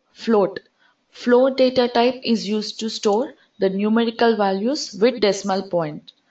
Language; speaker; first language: English; non-native, local second language; Telugu